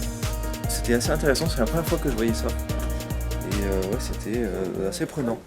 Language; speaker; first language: French; native; French